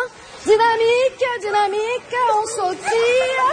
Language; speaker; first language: French; native; French